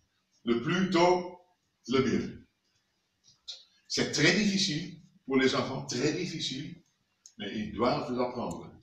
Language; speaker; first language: French; non-native, fluent; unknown